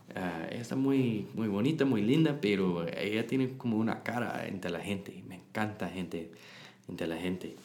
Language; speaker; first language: Spanish; non-native, learner; English